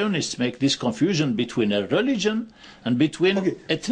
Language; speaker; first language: English; non-native, fluent; Arabic